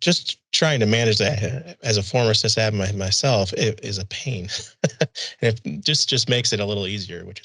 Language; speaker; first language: English; native; English